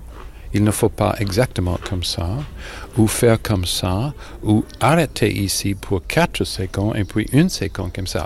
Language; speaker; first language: French; non-native, fluent; English